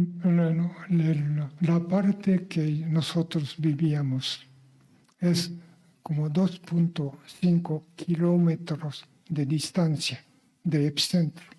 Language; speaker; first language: Spanish; non-native, fluent; Japanese